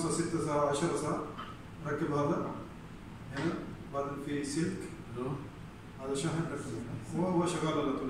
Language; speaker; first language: Arabic; non-native, learner; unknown